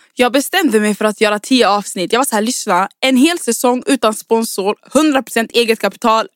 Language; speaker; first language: Swedish; early bilingual, other home language; Rundi